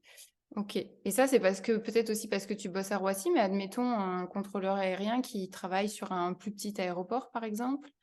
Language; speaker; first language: French; native; French